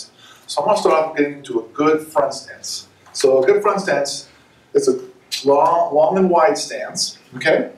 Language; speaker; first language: English; native; English